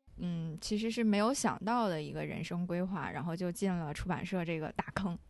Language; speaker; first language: Chinese; native; Chinese